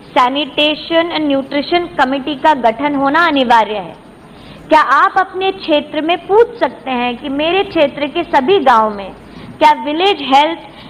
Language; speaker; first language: Hindi; native; Hindi